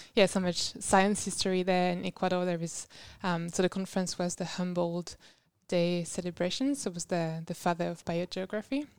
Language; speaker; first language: English; non-native, fluent; French